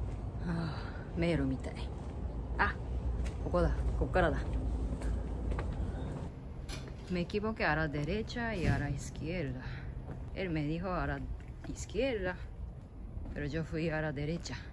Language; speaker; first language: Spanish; non-native, learner; Japanese